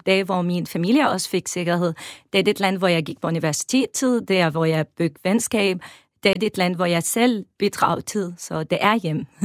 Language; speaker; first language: Danish; non-native, fluent; Arabic